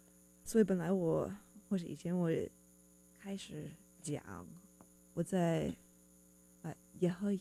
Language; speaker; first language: Chinese; non-native, fluent; English